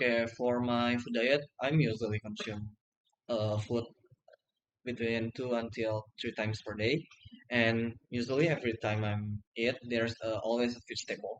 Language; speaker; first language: English; non-native, learner; Indonesian